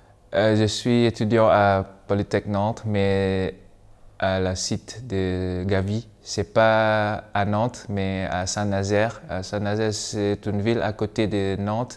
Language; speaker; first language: French; non-native, learner; Malay